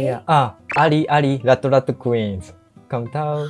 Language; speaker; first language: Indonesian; non-native, learner; Japanese